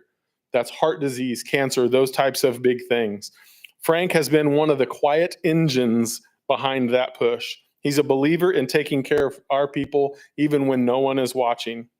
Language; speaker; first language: English; native; English